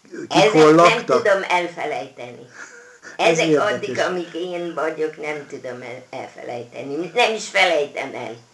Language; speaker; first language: Hungarian; non-native, local second language; German